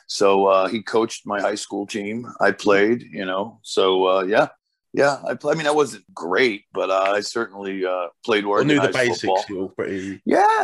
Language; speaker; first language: English; early bilingual, other home language; Portuguese